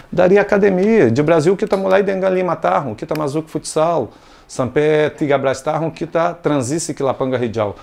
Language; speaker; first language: Indonesian; non-native, fluent; Portuguese